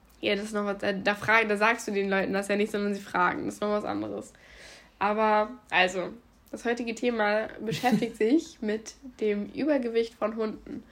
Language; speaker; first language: German; native; German